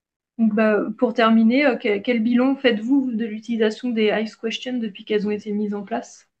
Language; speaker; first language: French; native; French